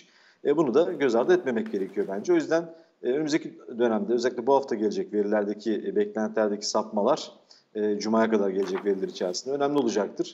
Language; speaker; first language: Turkish; native; Turkish